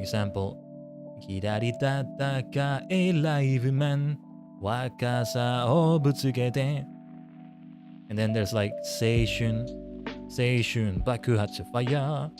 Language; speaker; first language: Japanese; non-native, learner; English